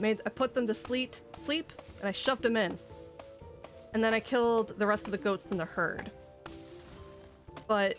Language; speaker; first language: English; native; English